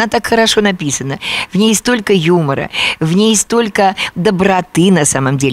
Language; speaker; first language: Russian; native; Russian